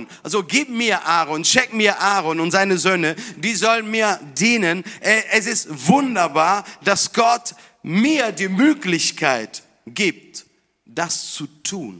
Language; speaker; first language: German; non-native, fluent; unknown